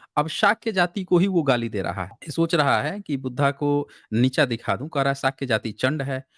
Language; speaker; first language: Hindi; native; Hindi